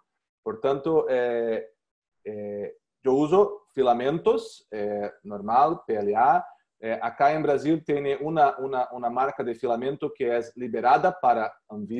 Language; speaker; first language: Spanish; non-native, learner; Portuguese